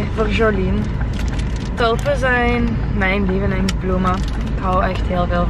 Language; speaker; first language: Dutch; native; Dutch